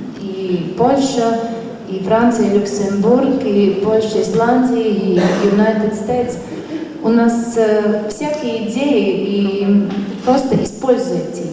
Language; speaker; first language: Russian; non-native, local second language; Latvian